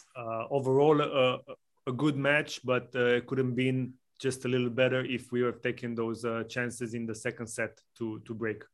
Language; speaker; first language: English; non-native, fluent; Romanian